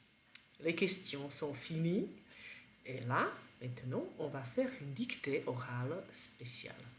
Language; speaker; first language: French; non-native, fluent; Czech